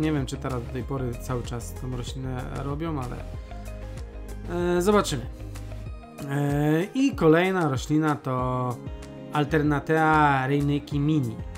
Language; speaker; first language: Polish; native; Polish